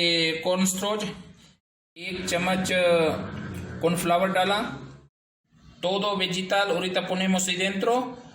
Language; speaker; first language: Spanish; non-native, learner; Urdu